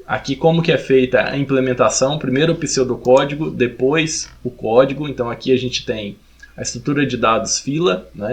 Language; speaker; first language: Portuguese; native; Portuguese